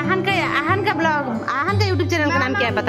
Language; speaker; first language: Hindi; native; Hindi